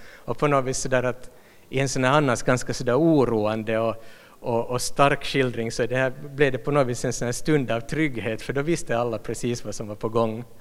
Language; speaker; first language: Swedish; native; Swedish